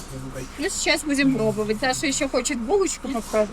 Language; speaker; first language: Russian; native; Russian